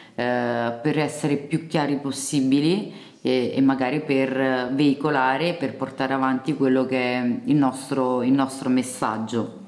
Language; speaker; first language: Italian; early bilingual, other home language; Serbian